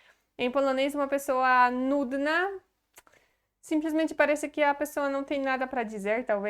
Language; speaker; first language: Portuguese; non-native, fluent; Polish